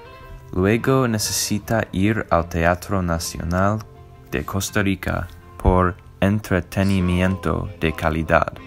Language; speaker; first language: Spanish; non-native, learner; English